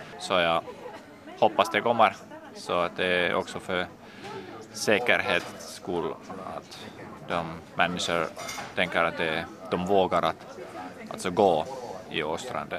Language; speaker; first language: Swedish; non-native, local second language; Finnish